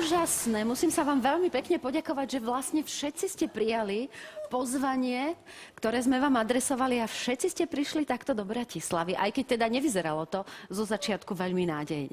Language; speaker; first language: Slovak; native; Slovak